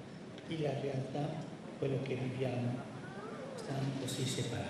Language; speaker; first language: Italian; non-native, fluent; Spanish